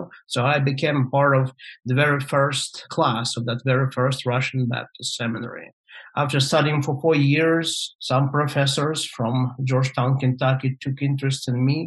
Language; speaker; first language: English; non-native, fluent; Russian